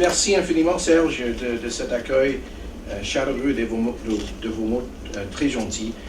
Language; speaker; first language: French; non-native, local second language; English